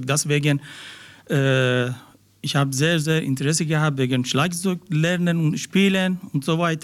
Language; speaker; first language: German; non-native, learner; Persian